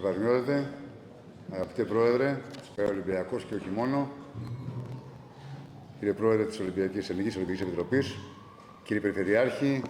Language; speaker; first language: Greek; native; Greek